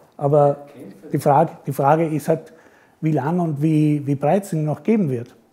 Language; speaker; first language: German; native; German